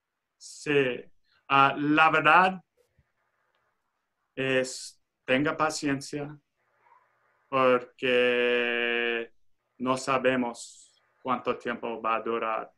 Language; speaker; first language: Spanish; non-native, fluent; English